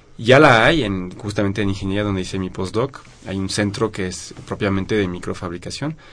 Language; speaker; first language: Spanish; non-native, fluent; French